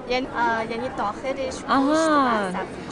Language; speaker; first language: Persian; non-native, fluent; Chinese